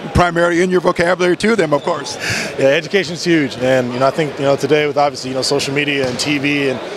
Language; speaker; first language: English; native; English